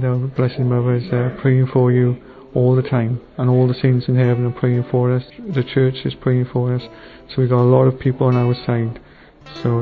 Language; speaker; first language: English; native; English